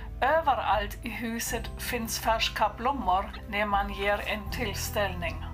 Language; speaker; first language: Swedish; non-native, fluent; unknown